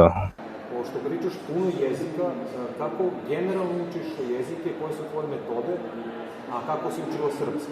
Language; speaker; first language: Serbian; non-native, fluent; Spanish